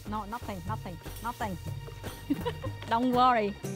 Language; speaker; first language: English; non-native, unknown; Vietnamese